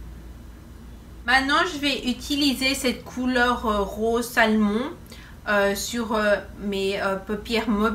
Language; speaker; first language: French; non-native, fluent; Spanish